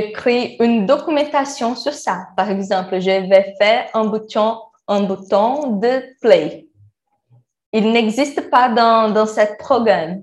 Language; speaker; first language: French; non-native, learner; Portuguese